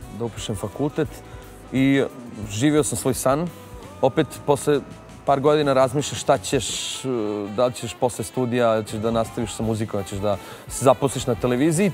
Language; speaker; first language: Serbian; early bilingual, heritage; Serbian